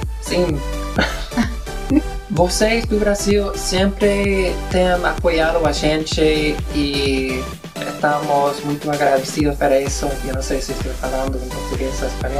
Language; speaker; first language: Portuguese; non-native, fluent; Spanish